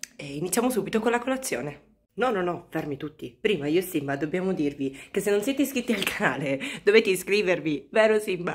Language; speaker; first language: Italian; native; Italian